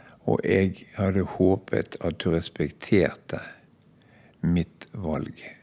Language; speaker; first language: Norwegian; native; Norwegian